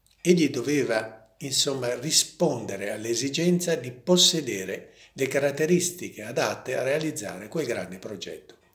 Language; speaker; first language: Italian; native; Italian